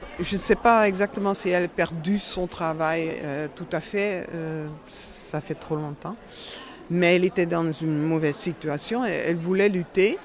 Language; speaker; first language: French; non-native, fluent; Dutch